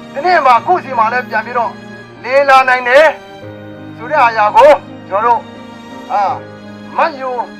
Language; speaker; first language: Burmese; non-native, local second language; Kachin